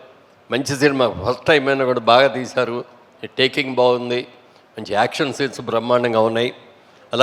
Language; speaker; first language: Telugu; native; Telugu